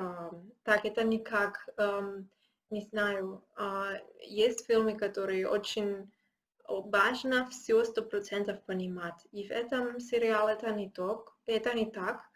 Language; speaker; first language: Russian; non-native, learner; Spanish